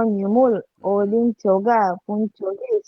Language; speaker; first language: Korean; non-native, learner; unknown